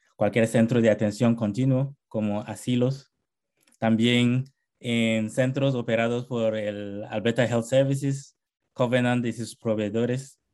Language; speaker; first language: Spanish; non-native, fluent; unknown